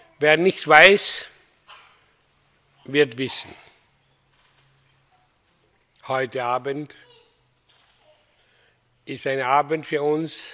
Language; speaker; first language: German; non-native, learner; Hindi